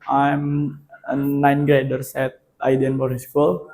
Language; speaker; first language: English; non-native, learner; Indonesian